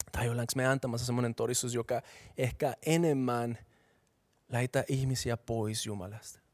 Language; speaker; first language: Finnish; non-native, fluent; Spanish